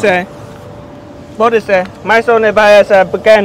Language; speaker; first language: Portuguese; non-native, learner; Vietnamese